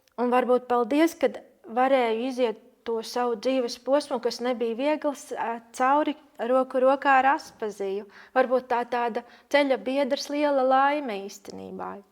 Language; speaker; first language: Latvian; native; Latvian